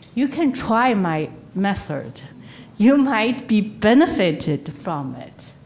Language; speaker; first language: English; non-native, fluent; Chinese